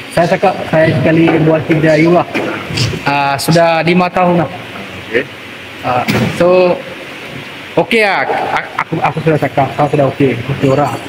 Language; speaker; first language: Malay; non-native, learner; Bangla